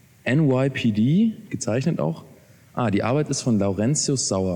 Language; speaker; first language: German; native; German